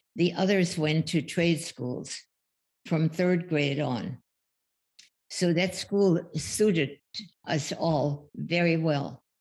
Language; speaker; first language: English; early bilingual, other home language; German